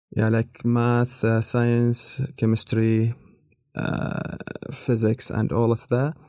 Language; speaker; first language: English; non-native, learner; Arabic